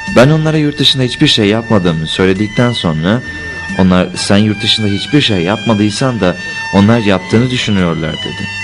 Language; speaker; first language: Turkish; non-native, fluent; Uyghur